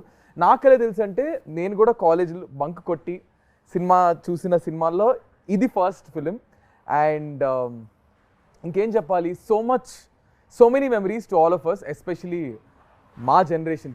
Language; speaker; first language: Telugu; native; Telugu